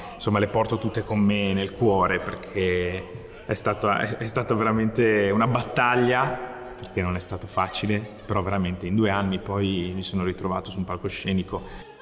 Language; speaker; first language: Italian; native; Italian